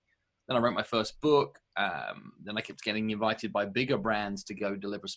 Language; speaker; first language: English; native; English